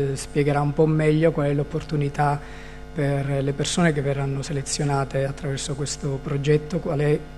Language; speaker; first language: Italian; native; Italian